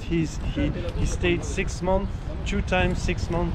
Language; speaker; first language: English; non-native, fluent; French